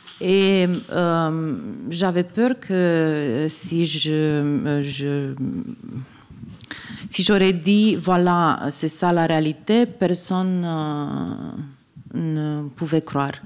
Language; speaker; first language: French; non-native, fluent; Romanian